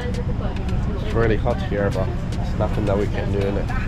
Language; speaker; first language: English; non-native, fluent; Spanish